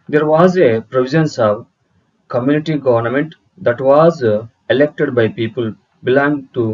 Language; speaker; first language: English; non-native, local second language; Telugu